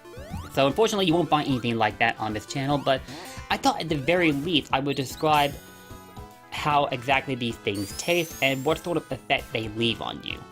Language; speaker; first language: English; native; English